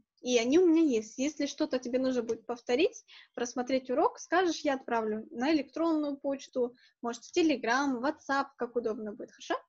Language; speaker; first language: Russian; native; Russian